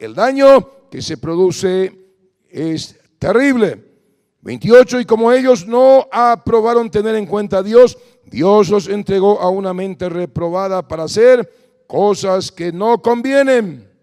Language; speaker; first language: Spanish; native; Spanish